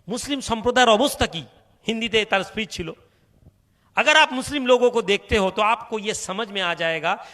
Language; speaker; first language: Hindi; non-native, local second language; Bangla